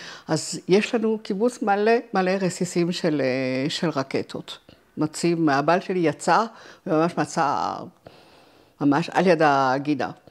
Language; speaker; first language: Hebrew; non-native, fluent; French